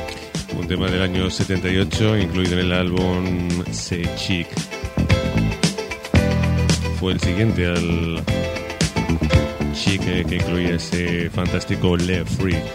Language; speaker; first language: Spanish; native; Spanish